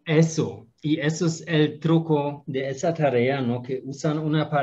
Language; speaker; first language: Spanish; non-native, fluent; German